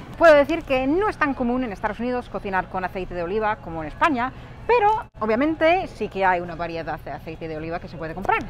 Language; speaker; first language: Spanish; non-native, fluent; English